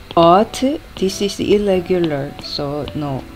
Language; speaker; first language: English; non-native, fluent; Korean